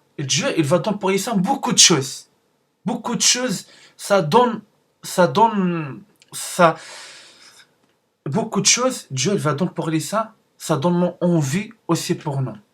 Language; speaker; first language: French; non-native, learner; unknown